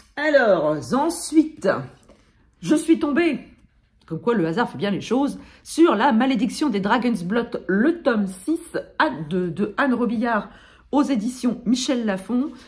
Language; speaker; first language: French; native; French